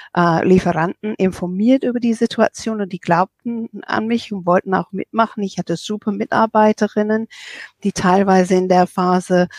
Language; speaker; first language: German; non-native, fluent; English